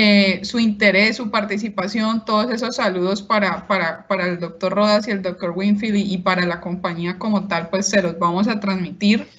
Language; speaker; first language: Spanish; native; Spanish